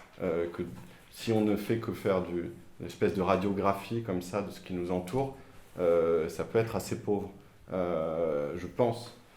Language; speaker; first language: French; native; French